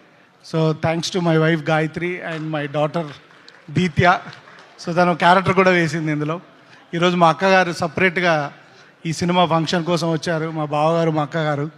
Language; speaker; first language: Telugu; native; Telugu